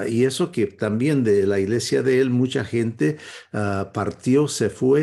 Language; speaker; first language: Spanish; non-native, fluent; English